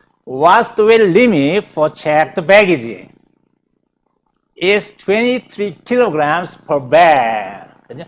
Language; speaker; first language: English; non-native, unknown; Korean